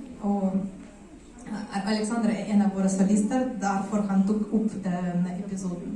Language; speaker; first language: Swedish; non-native, fluent; Ukrainian